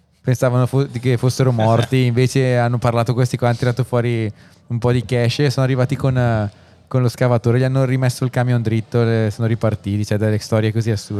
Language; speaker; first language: Italian; native; Italian